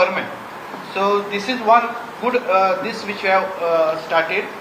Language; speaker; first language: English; non-native, local second language; Konkani